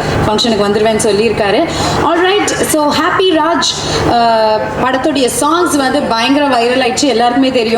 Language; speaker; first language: Tamil; native; Tamil